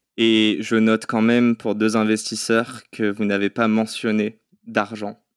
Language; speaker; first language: French; native; French